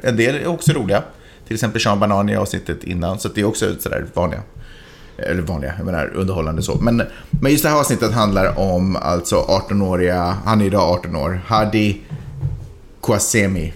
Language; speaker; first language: Swedish; native; Swedish